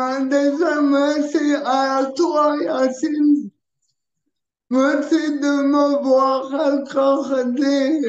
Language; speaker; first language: French; early bilingual, other home language; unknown